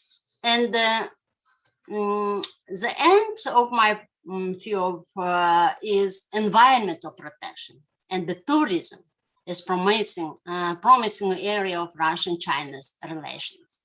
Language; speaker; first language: English; non-native, learner; Russian